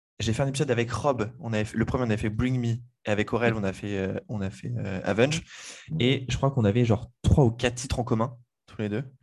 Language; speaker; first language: French; native; French